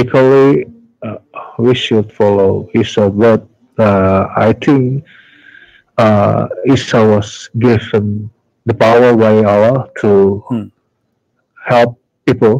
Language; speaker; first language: English; non-native, learner; Indonesian